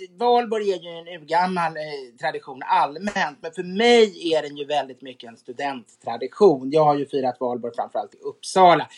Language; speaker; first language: Swedish; native; Swedish